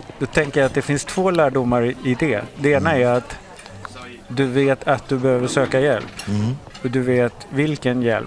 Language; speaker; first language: Swedish; native; Swedish